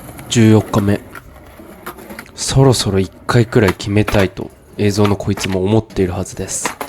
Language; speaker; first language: Japanese; native; Japanese